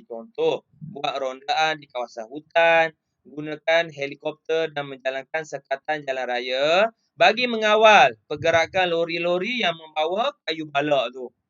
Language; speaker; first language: Malay; native; Malay